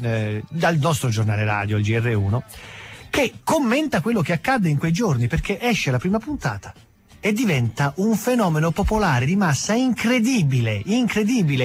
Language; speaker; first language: Italian; native; Italian